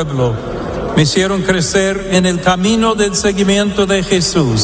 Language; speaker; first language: Spanish; non-native, fluent; English